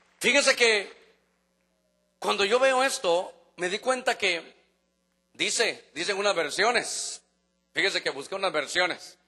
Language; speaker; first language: Spanish; native; Spanish